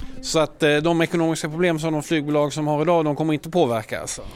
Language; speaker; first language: Swedish; native; Swedish